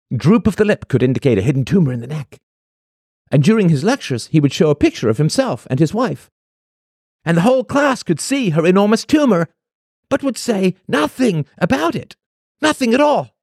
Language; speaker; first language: English; native; English